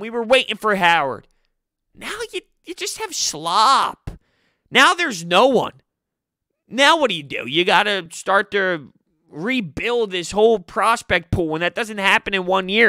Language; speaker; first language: English; native; English